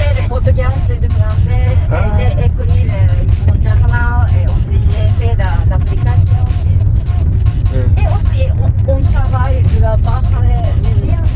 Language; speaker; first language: French; non-native, learner; Japanese